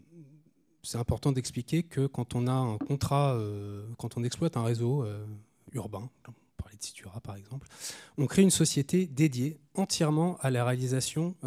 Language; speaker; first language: French; native; French